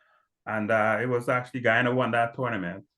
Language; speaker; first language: English; native; English